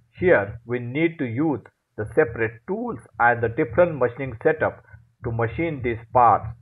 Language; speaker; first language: English; non-native, local second language; Marathi